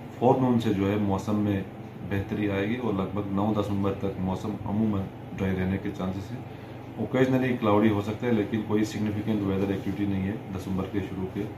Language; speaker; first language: Hindi; non-native, local second language; Kashmiri